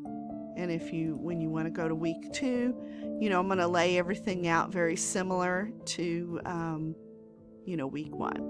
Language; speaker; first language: English; native; English